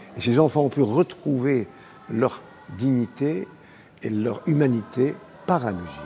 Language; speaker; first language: French; native; French